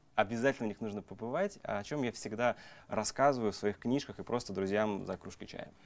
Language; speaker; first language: Russian; native; Russian